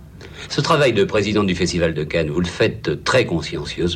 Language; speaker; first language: French; native; French